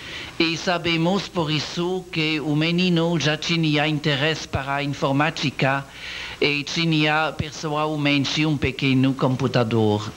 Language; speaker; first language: Portuguese; non-native, learner; French